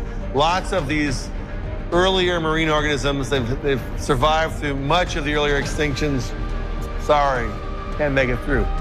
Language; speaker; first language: English; native; English